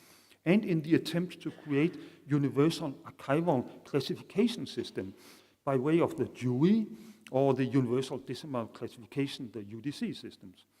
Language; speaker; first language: English; non-native, fluent; Danish